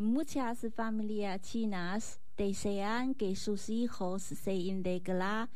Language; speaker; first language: Spanish; non-native, learner; Chinese